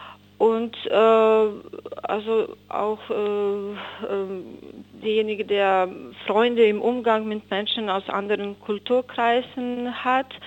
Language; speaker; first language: German; non-native, fluent; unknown